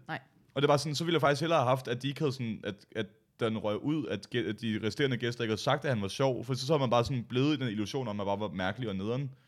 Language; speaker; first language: Danish; native; Danish